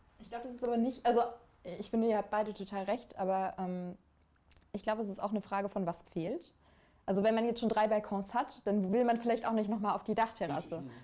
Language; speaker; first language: German; native; German